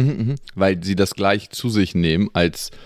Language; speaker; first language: German; native; German